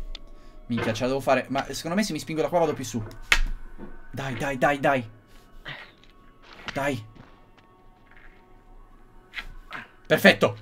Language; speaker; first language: Italian; native; Italian